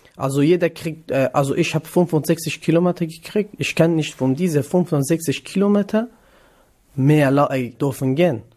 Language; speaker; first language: German; non-native, learner; Kurdish